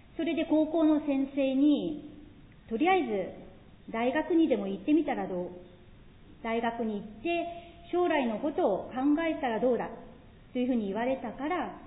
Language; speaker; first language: Japanese; non-native, fluent; Korean